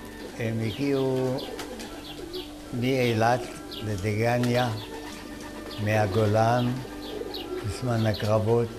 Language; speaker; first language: Hebrew; non-native, fluent; German